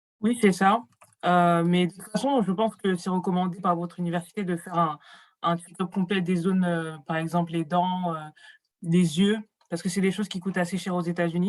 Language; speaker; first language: French; native; French